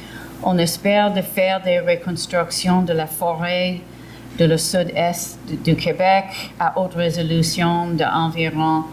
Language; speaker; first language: French; early bilingual, heritage; English